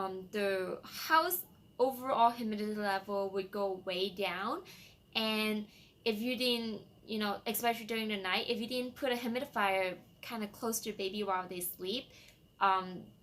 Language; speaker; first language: English; non-native, fluent; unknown